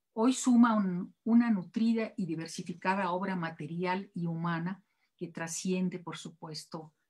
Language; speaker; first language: Spanish; native; Spanish